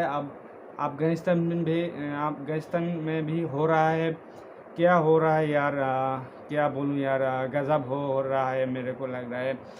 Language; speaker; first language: Hindi; non-native, learner; Bangla